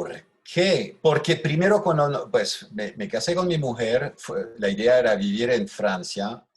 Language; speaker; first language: Spanish; non-native, fluent; French